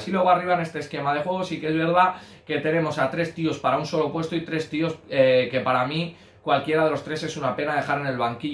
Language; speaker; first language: Spanish; native; Spanish